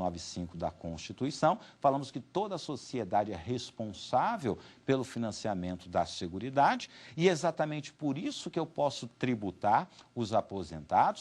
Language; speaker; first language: Portuguese; native; Portuguese